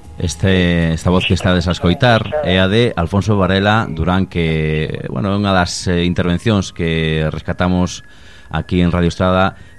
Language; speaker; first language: Galician; native; Galician